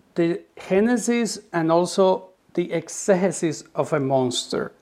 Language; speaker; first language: English; non-native, fluent; Spanish